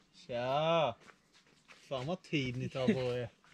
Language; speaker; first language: Swedish; native; Swedish